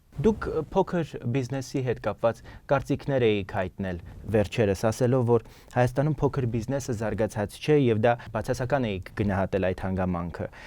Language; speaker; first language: Armenian; native; Armenian